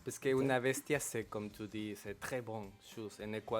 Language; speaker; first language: French; non-native, local second language; Spanish